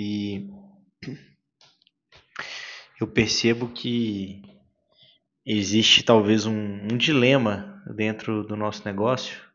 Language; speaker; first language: Portuguese; native; Portuguese